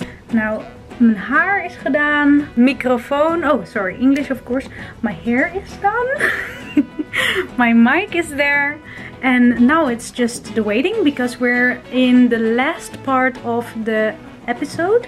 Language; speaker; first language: English; non-native, fluent; Dutch